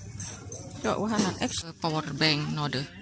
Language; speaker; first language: Dutch; non-native, learner; Indonesian